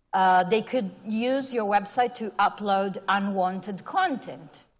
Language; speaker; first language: English; non-native, fluent; Italian